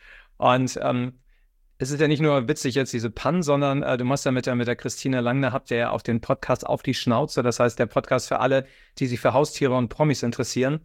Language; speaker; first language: German; native; German